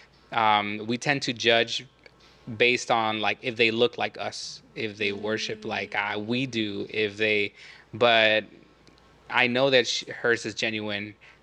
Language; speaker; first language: English; early bilingual, other home language; Spanish